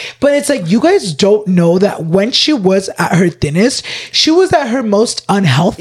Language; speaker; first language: English; early bilingual, other home language; Spanish